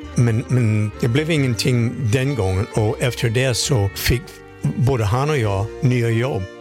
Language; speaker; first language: Swedish; non-native, fluent; English